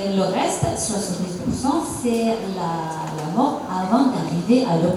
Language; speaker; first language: French; non-native, learner; Indonesian